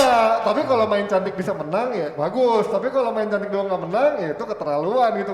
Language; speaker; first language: Indonesian; native; Indonesian